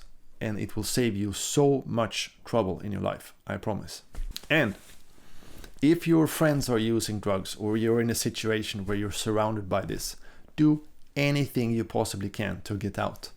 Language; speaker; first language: English; non-native, fluent; Swedish